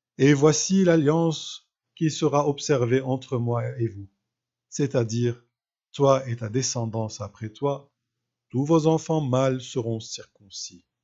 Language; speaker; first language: French; non-native, local second language; Arabic